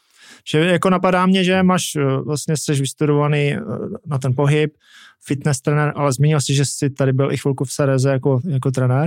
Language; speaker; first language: Czech; native; Czech